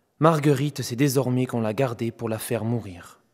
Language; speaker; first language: French; native; French